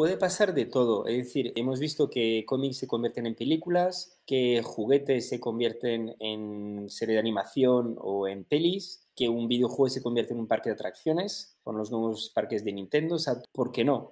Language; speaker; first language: Spanish; native; Spanish